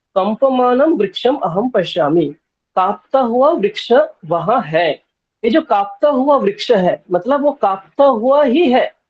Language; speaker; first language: Hindi; non-native, local second language; Bangla